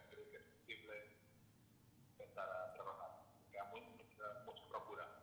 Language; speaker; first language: Spanish; non-native, learner; Portuguese